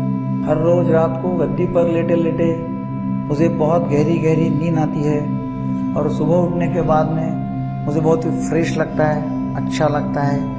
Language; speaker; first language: Hindi; non-native, local second language; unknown